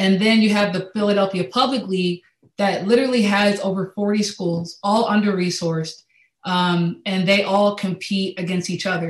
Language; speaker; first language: English; native; English